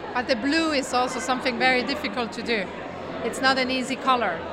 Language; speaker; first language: English; non-native, fluent; Italian